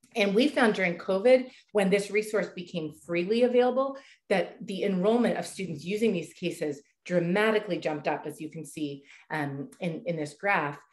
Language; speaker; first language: English; native; English